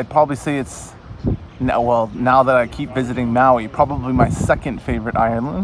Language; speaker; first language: English; native; English